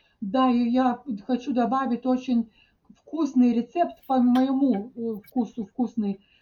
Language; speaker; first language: Russian; non-native, fluent; Lithuanian